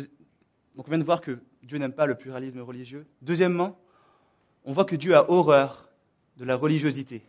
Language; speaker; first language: French; native; French